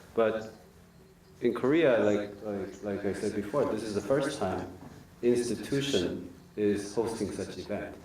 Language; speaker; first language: English; non-native, learner; Korean